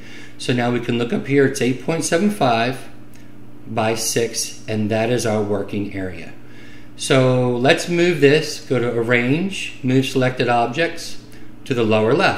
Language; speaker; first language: English; native; English